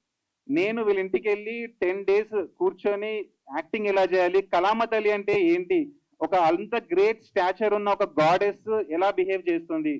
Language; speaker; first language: Telugu; native; Telugu